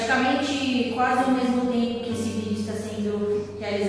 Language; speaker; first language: Portuguese; native; Portuguese